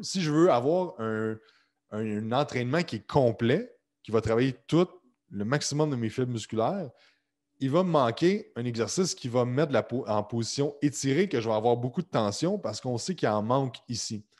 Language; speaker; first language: French; native; French